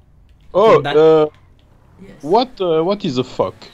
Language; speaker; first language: English; non-native, learner; French